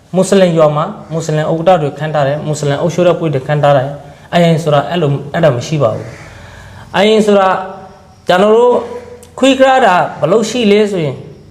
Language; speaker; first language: Burmese; non-native, local second language; Rohingya